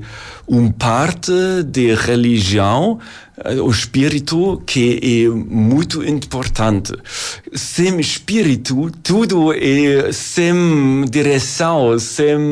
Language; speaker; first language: Portuguese; non-native, learner; German